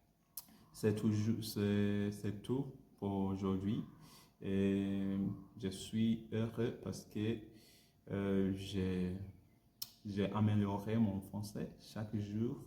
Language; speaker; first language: French; non-native, learner; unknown